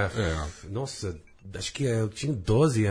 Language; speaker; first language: Portuguese; non-native, fluent; English